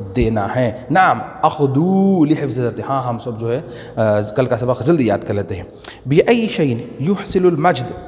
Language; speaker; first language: Urdu; native; Urdu